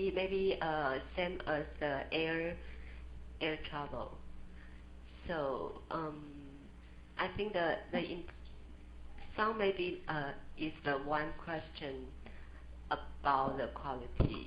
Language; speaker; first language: English; non-native, learner; Chinese